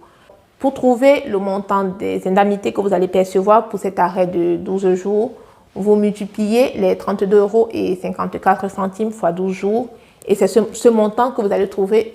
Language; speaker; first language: French; native; French